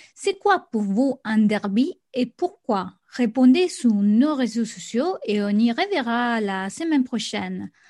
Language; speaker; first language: French; non-native, fluent; Italian